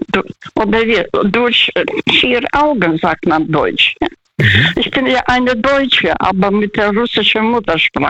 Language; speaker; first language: German; non-native, fluent; Russian